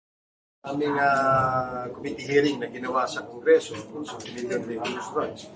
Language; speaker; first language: Filipino; native; Filipino